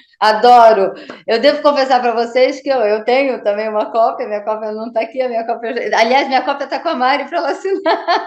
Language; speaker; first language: Portuguese; native; Portuguese